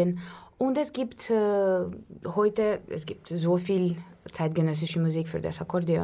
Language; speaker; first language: German; non-native, learner; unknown